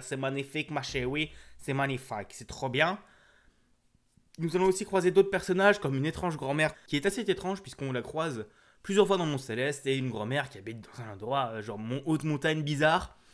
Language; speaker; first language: French; native; French